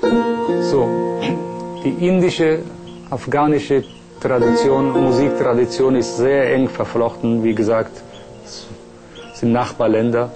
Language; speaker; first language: German; non-native, fluent; Persian